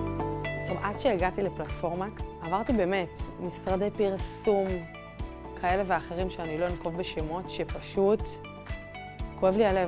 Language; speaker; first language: Hebrew; native; Hebrew